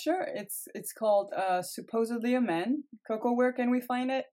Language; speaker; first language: English; non-native, fluent; French